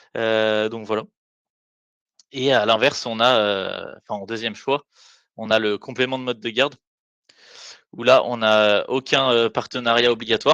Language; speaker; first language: French; native; French